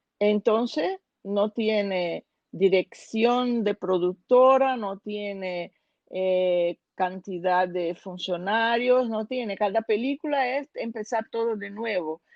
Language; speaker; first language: Spanish; non-native, fluent; Portuguese